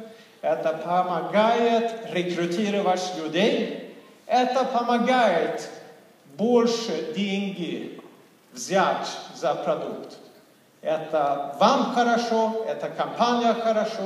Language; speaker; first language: Russian; non-native, fluent; Swedish